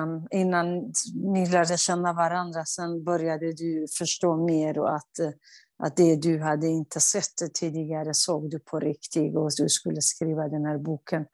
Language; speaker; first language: Swedish; non-native, fluent; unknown